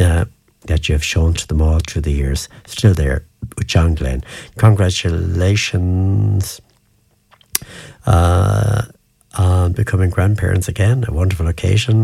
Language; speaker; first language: English; native; English